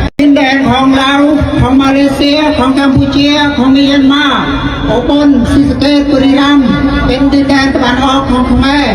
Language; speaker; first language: Thai; non-native, learner; Khmer